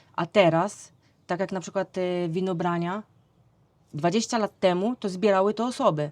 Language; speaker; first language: Polish; native; Polish